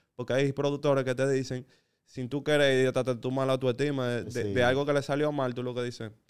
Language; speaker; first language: Spanish; native; Spanish